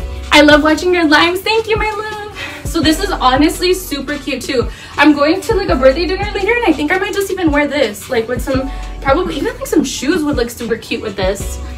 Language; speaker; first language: English; early bilingual, other home language; Spanish